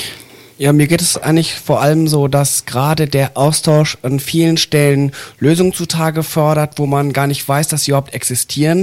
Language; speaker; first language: German; native; German